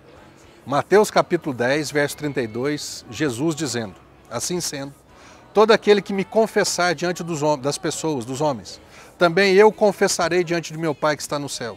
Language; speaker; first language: Portuguese; native; Portuguese